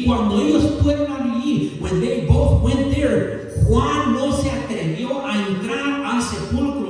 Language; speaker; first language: Spanish; native; Spanish